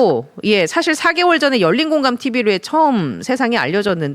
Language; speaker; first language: Korean; native; Korean